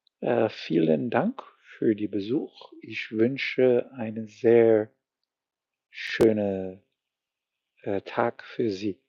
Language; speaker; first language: German; non-native, learner; English